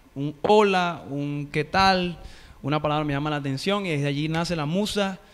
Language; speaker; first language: Spanish; native; Spanish